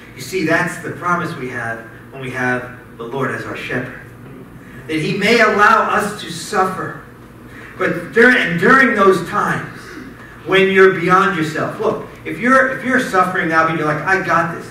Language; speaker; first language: English; native; English